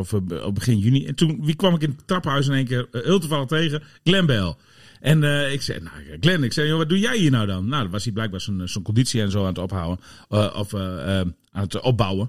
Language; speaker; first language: Dutch; native; Dutch